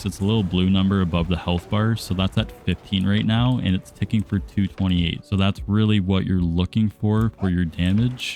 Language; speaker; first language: English; native; English